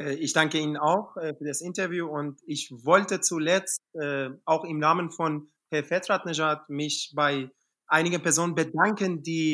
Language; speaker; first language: German; non-native, fluent; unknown